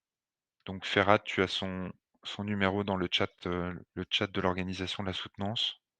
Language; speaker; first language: French; native; French